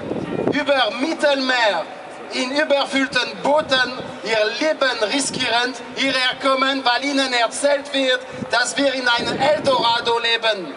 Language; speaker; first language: German; non-native, fluent; French